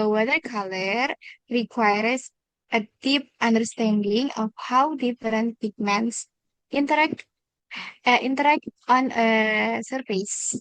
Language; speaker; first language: English; non-native, learner; Indonesian